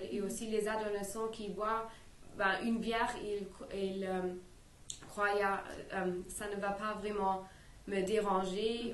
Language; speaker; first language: French; non-native, learner; English